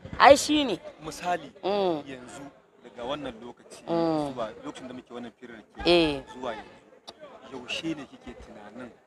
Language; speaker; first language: Hausa; native; Hausa